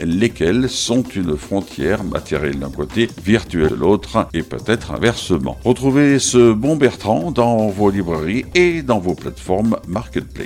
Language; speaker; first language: French; native; French